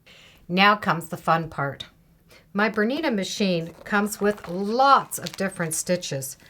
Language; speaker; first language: English; native; English